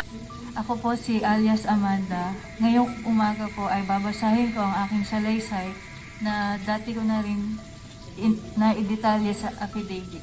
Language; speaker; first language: Filipino; native; Filipino